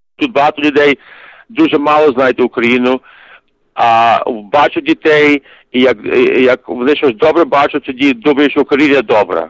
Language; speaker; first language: Ukrainian; early bilingual, heritage; Ukrainian